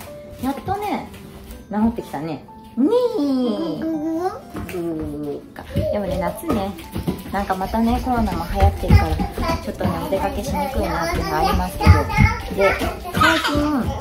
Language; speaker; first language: Japanese; native; Japanese